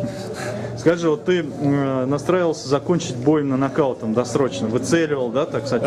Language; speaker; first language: Russian; native; Russian